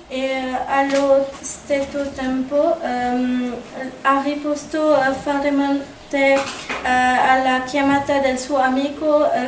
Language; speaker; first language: Italian; non-native, learner; French